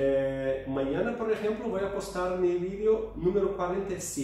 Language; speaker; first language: Spanish; non-native, fluent; Portuguese